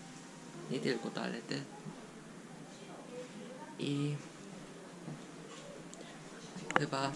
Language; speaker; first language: Polish; non-native, fluent; Japanese